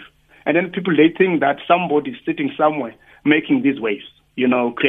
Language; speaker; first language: English; non-native, local second language; Xhosa